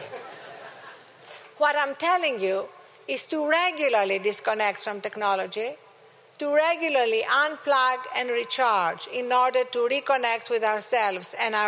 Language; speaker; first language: English; non-native, fluent; Greek